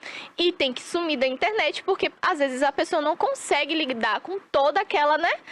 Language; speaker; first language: Portuguese; native; Portuguese